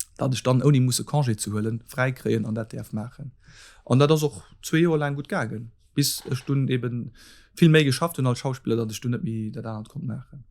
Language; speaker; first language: Luxembourgish; native; Luxembourgish